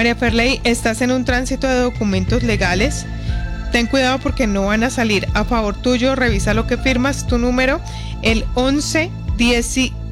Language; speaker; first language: Spanish; native; Spanish